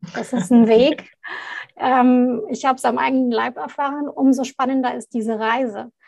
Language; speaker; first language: German; non-native, fluent; Arabic